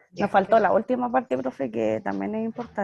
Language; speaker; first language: Spanish; native; Spanish